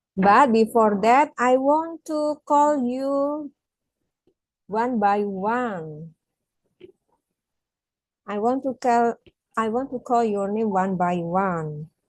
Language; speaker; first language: English; non-native, fluent; Indonesian